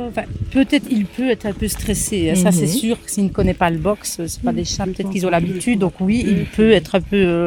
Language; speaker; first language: French; native; French